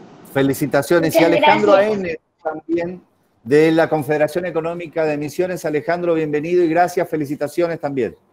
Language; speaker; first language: Spanish; native; Spanish